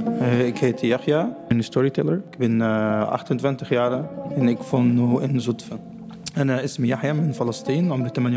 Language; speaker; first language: Dutch; non-native, learner; Arabic